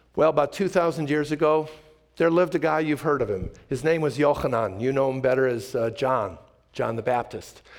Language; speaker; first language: English; native; English